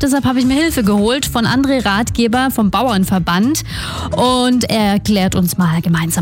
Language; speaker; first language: German; native; German